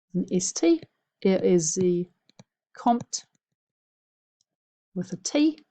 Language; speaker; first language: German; non-native, fluent; English